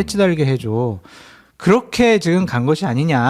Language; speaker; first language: Korean; native; Korean